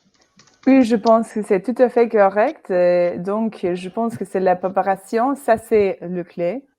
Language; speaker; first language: French; non-native, fluent; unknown